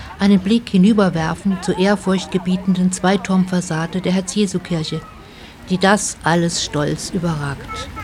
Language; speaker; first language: German; native; German